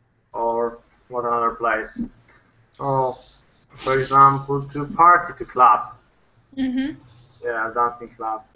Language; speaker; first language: English; non-native, learner; Polish